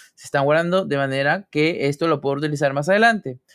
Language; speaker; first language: Spanish; native; Spanish